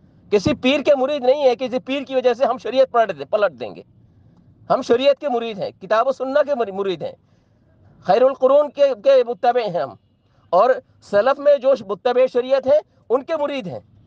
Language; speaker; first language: Hindi; non-native, local second language; Bangla